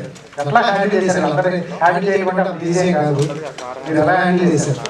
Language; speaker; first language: Telugu; native; Telugu